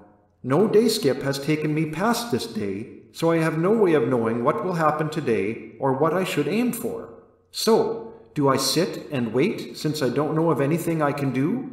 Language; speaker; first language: English; native; English